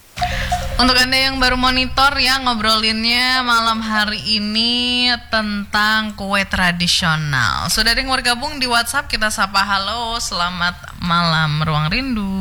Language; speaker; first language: Indonesian; native; Indonesian